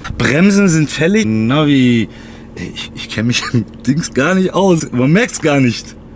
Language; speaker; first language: German; early bilingual, other home language; Turkish